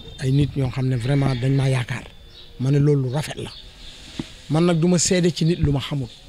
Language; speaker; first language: Wolof; non-native, local second language; Fula